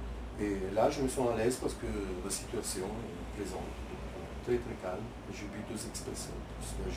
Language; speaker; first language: French; non-native, fluent; Italian